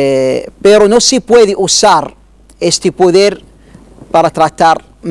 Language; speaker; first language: Spanish; non-native, learner; Arabic